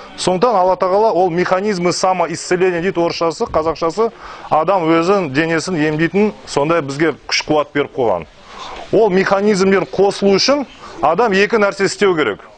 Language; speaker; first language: Kazakh; non-native, local second language; Russian